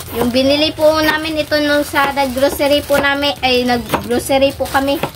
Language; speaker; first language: Filipino; non-native, local second language; Cebuano